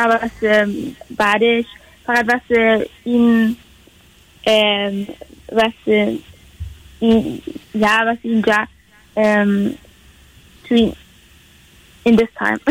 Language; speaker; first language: Persian; early bilingual, heritage; Persian